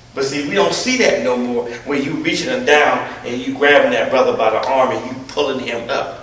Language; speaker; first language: English; native; English